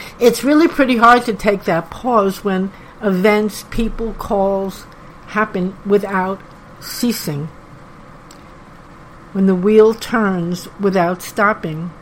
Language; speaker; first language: English; native; English